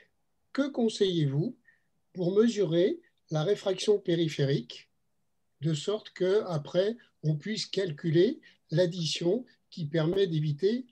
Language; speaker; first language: French; native; French